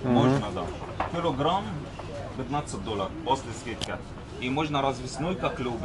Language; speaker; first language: Russian; non-native, learner; Arabic